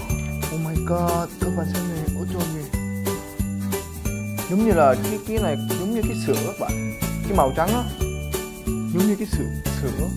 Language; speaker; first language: Vietnamese; non-native, fluent; Korean